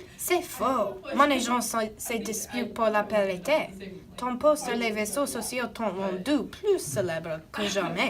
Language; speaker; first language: French; non-native, learner; English